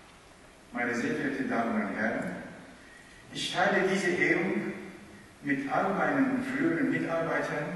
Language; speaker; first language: German; non-native, fluent; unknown